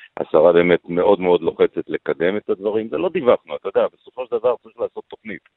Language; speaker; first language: Hebrew; native; Hebrew